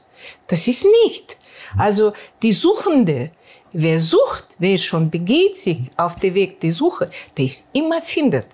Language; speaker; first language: German; non-native, learner; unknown